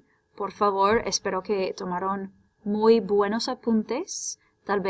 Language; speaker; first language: Spanish; non-native, fluent; English